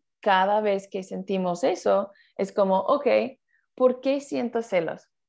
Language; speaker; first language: Spanish; non-native, fluent; English